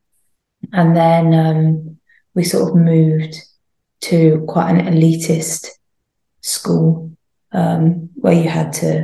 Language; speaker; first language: English; native; English